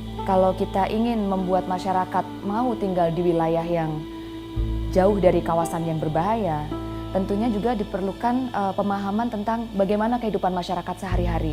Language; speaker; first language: Indonesian; native; Indonesian